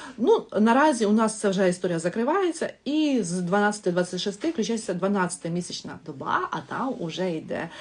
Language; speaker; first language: Ukrainian; non-native, local second language; Russian